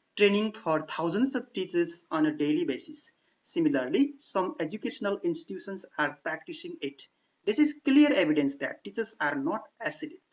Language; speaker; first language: English; non-native, local second language; Nepali